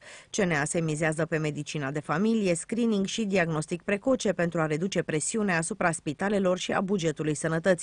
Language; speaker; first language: Romanian; native; Romanian